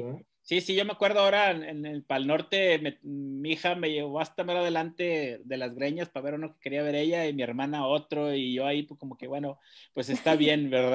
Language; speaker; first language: Spanish; native; Spanish